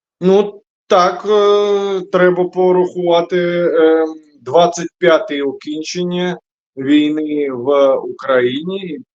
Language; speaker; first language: Ukrainian; non-native, local second language; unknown